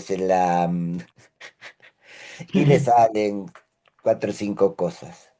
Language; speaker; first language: Spanish; native; Spanish